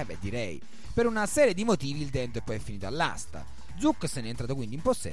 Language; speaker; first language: Italian; native; Italian